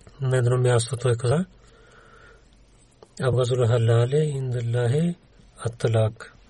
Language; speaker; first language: Bulgarian; non-native, learner; Urdu